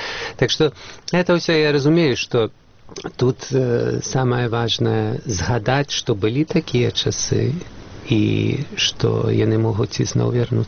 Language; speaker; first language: Belarusian; early bilingual, heritage; Belarusian